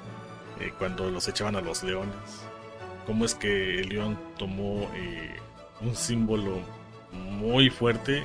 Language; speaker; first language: Spanish; native; Spanish